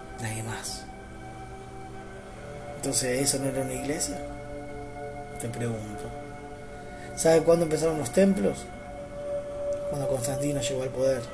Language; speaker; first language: Spanish; native; Spanish